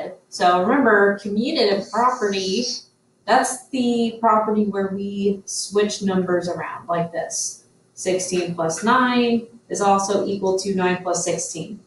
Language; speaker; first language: English; native; English